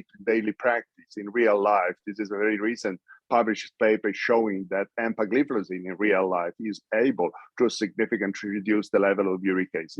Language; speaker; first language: English; non-native, fluent; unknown